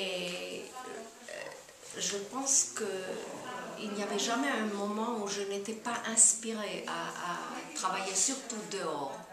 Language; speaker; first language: French; non-native, fluent; German